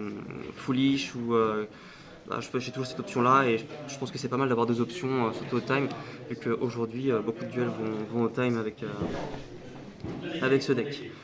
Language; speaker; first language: French; native; French